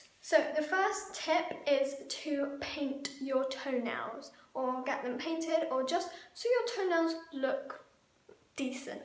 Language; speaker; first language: English; native; English